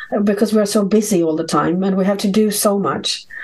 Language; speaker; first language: English; non-native, fluent; Swedish